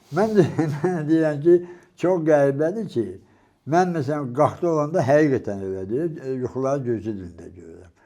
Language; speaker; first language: Azerbaijani; non-native, local second language; Georgian